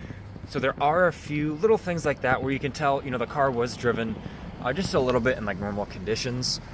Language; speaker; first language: English; native; English